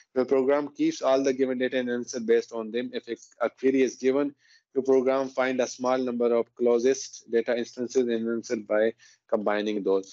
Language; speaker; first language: English; non-native, local second language; Urdu